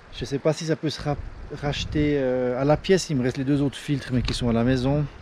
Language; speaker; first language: French; native; French